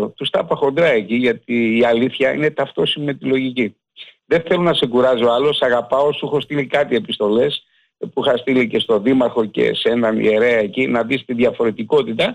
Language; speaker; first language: Greek; native; Greek